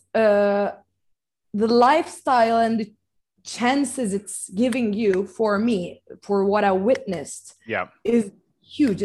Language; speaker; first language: English; non-native, fluent; Turkish